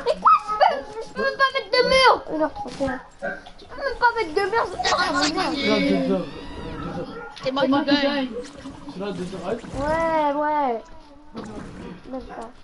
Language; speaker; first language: French; native; French